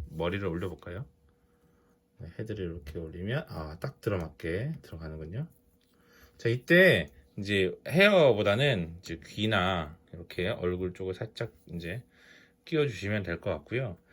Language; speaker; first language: Korean; native; Korean